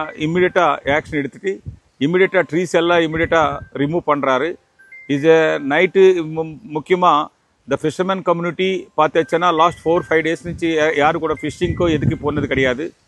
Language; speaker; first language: Tamil; non-native, local second language; Telugu